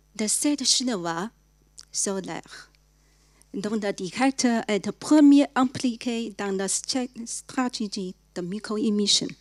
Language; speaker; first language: French; non-native, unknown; Chinese